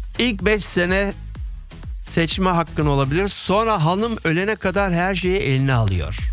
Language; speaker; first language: Turkish; early bilingual, heritage; Turkish